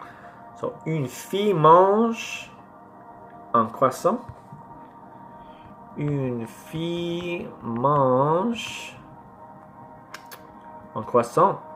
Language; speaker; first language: French; non-native, learner; English